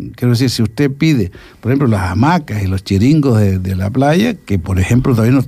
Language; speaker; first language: Spanish; native; Spanish